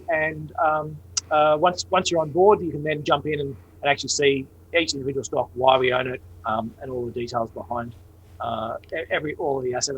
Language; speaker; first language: English; native; English